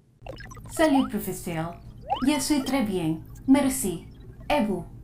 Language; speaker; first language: French; non-native, learner; Spanish